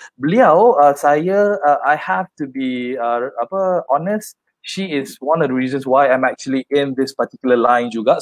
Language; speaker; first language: English; non-native, local second language; Malay